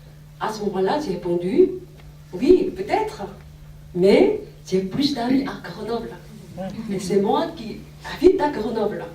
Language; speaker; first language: French; non-native, fluent; Korean